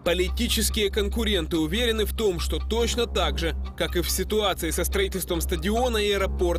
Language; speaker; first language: Russian; non-native, local second language; Ukrainian